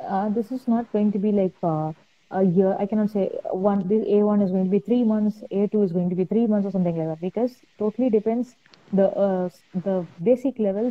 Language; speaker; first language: English; non-native, local second language; Tamil